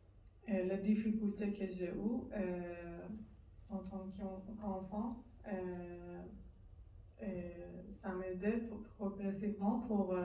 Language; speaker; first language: French; non-native, learner; Persian